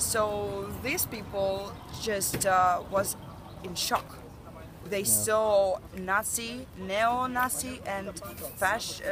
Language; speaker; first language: English; non-native, learner; Russian